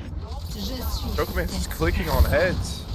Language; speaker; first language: English; native; English